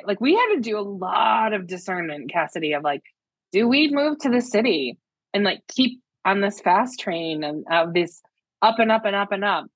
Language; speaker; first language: English; native; English